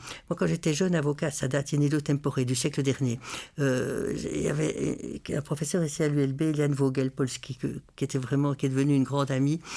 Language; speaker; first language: French; native; French